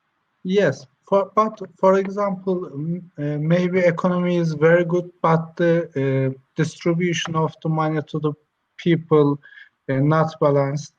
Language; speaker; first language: English; non-native, learner; Turkish